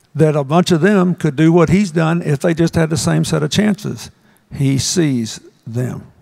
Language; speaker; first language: English; native; English